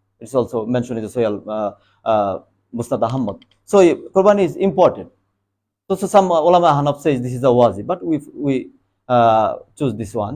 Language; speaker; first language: English; non-native, local second language; Bangla